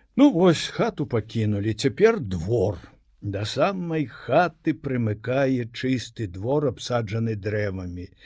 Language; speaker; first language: Belarusian; native; Belarusian